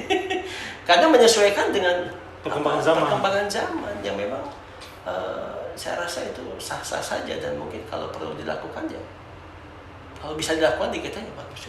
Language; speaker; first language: Indonesian; native; Indonesian